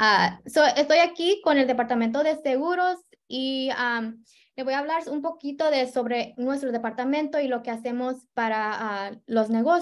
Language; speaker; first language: Spanish; early bilingual, heritage; Spanish